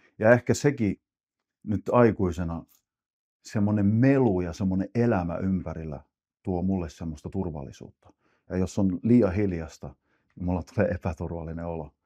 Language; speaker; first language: Finnish; early bilingual, heritage; Finnish